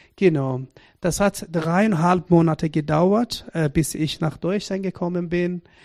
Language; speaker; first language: German; non-native, fluent; Persian